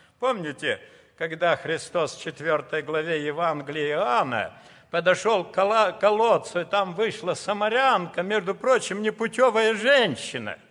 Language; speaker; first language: Russian; native; Russian